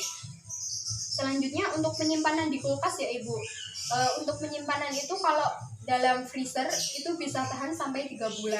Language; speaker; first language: Indonesian; native; Indonesian